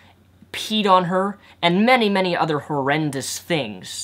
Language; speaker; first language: English; native; English